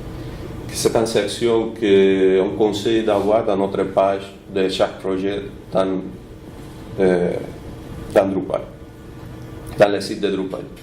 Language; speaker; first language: French; non-native, fluent; Spanish